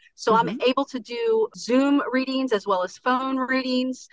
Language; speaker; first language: English; native; English